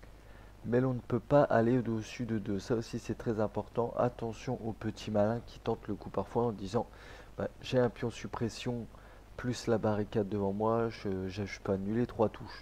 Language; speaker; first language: French; native; French